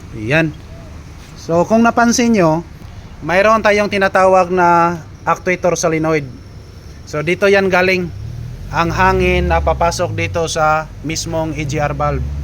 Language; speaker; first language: Filipino; non-native, local second language; Cebuano